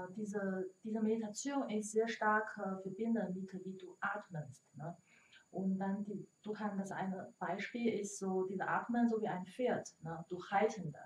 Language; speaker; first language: German; non-native, learner; Chinese